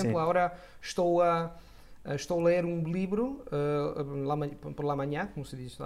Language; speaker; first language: Portuguese; non-native, learner; Italian